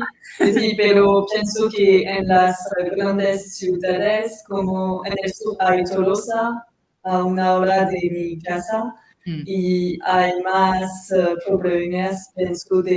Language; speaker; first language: Spanish; non-native, learner; French